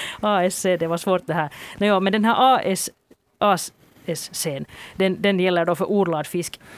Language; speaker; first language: Swedish; native; Swedish